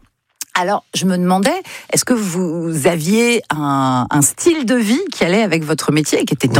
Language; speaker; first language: French; native; French